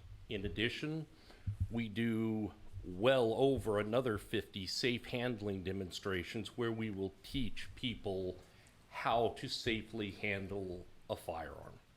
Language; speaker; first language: English; native; English